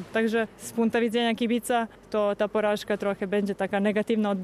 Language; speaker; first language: Polish; non-native, fluent; Serbian